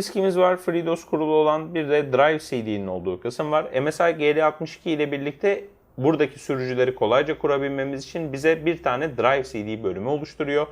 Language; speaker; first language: Turkish; native; Turkish